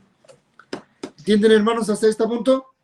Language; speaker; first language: Spanish; non-native, fluent; Arabic